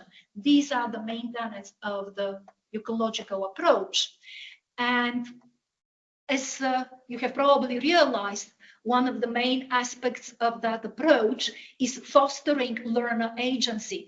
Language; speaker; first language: English; non-native, fluent; Bulgarian